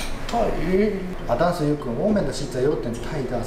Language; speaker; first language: Chinese; non-native, fluent; Japanese